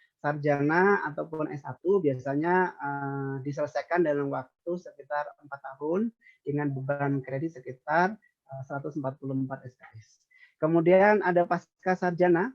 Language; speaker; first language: Indonesian; native; Indonesian